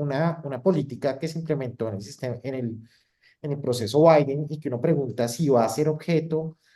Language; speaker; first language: Spanish; native; Spanish